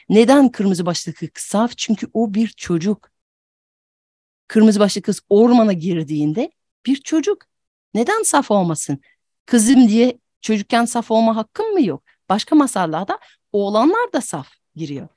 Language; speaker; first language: Turkish; non-native, fluent; French